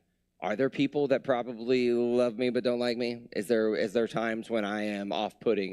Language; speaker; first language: English; native; English